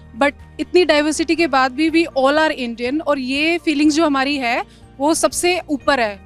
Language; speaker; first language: Hindi; native; Hindi